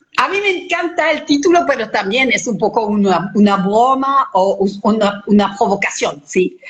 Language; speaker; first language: Spanish; non-native, fluent; French